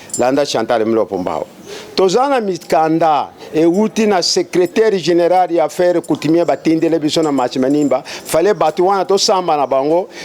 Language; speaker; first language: Lingala; non-native, local second language; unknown